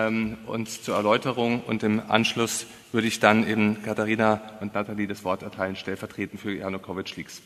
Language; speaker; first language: German; native; German